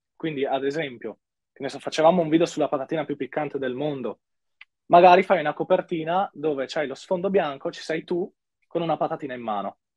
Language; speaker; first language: Italian; native; Italian